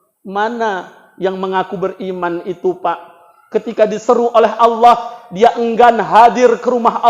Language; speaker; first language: Indonesian; native; Indonesian